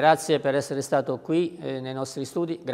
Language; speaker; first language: Italian; native; Italian